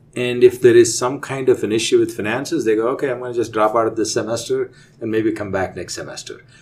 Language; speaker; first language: English; non-native, local second language; Telugu